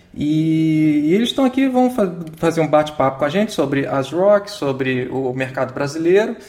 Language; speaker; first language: Portuguese; native; Portuguese